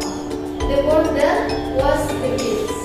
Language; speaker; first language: English; non-native, fluent; Indonesian